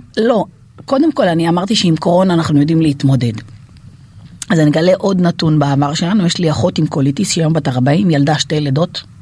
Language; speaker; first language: Hebrew; native; Hebrew